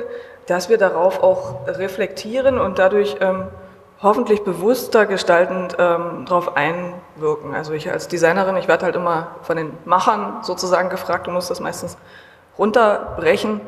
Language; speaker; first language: German; native; German